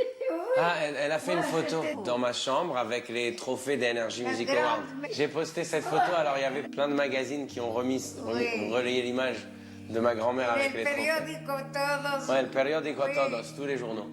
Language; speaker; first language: French; native; French